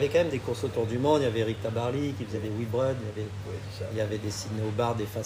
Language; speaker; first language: French; native; French